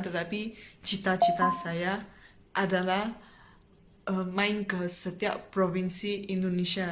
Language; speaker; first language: Indonesian; non-native, fluent; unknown